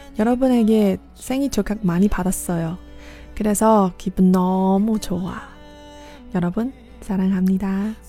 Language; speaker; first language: Korean; non-native, fluent; Chinese